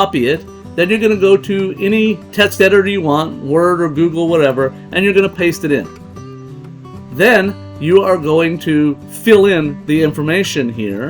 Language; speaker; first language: English; native; English